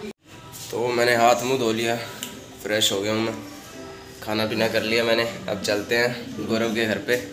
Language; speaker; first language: Hindi; non-native, local second language; Rajasthani